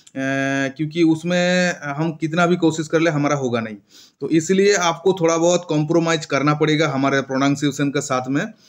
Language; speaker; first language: Hindi; non-native, local second language; Bangla